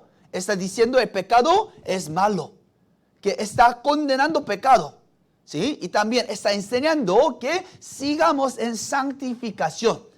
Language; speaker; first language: Spanish; non-native, fluent; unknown